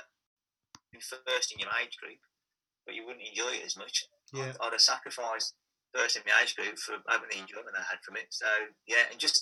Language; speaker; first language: English; native; English